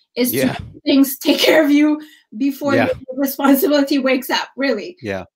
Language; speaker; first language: English; non-native, fluent; Amharic